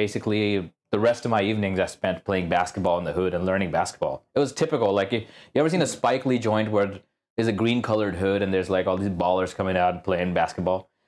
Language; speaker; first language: English; non-native, local second language; Urdu